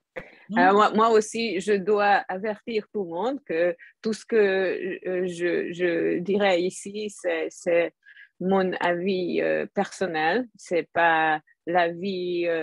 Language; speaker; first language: French; non-native, fluent; Hungarian